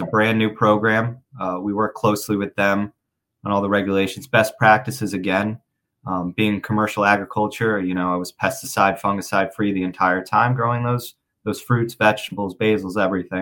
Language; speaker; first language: English; native; English